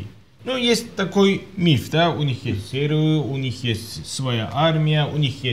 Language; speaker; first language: Russian; non-native, fluent; Turkish